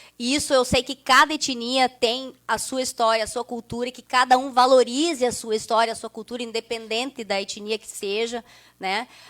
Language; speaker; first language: Portuguese; non-native, local second language; German